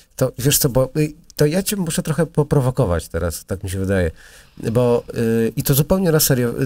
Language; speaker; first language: Polish; native; Polish